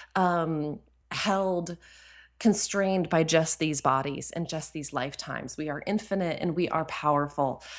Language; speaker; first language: English; native; English